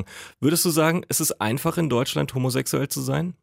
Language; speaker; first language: German; native; German